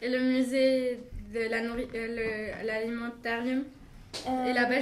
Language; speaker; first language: French; non-native, fluent; Bulgarian